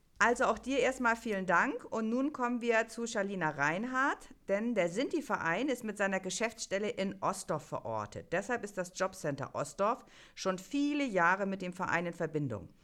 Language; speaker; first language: German; native; German